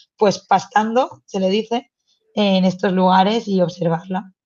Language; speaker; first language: Spanish; native; Spanish